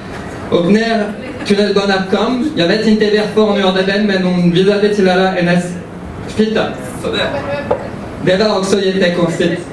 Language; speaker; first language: Swedish; early bilingual, heritage; French